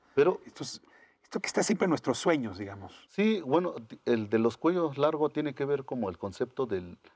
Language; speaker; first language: Spanish; non-native, local second language; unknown